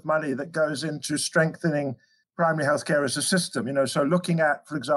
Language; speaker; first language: English; native; English